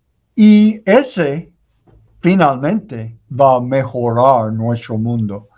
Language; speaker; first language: Spanish; non-native, learner; English